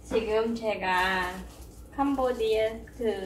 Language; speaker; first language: Korean; non-native, fluent; Khmer